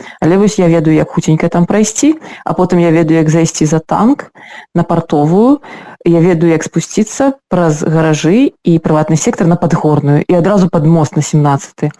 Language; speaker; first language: Belarusian; non-native, local second language; Russian